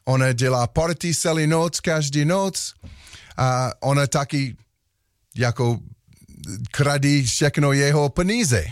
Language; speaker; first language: Czech; non-native, learner; English